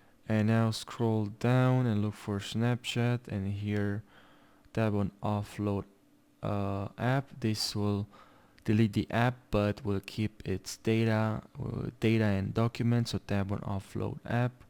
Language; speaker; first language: English; non-native, fluent; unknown